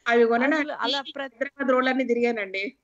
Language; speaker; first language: Telugu; native; Telugu